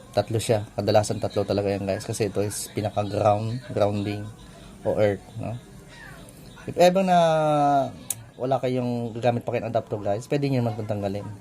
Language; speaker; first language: Filipino; non-native, local second language; Bikol